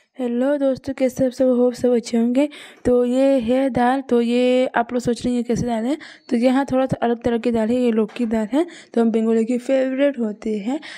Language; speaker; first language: Hindi; non-native, local second language; Bangla